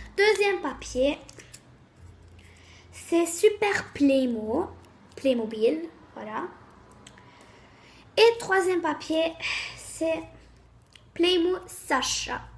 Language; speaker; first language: French; native; French